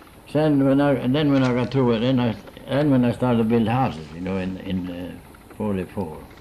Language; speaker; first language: English; non-native, fluent; Swedish